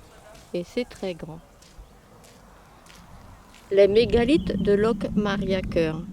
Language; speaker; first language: French; native; French